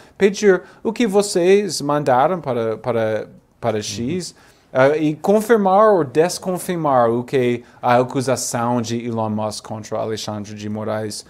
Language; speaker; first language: Portuguese; non-native, fluent; English